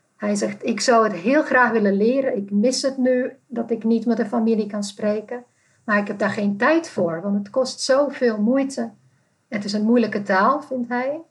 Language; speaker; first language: Dutch; non-native, fluent; Czech